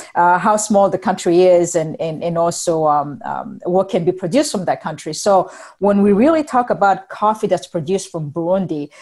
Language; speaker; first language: English; non-native, fluent; Rundi